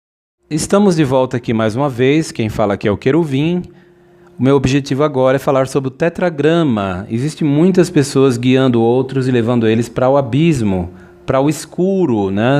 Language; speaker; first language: Portuguese; native; Portuguese